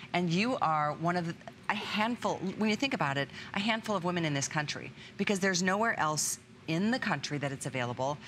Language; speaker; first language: English; native; English